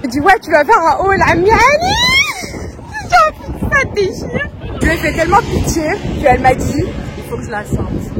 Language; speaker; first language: French; native; French